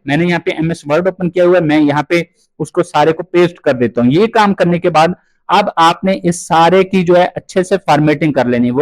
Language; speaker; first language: Urdu; non-native, local second language; Punjabi